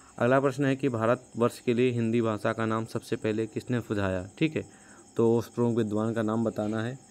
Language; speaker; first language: Hindi; native; Hindi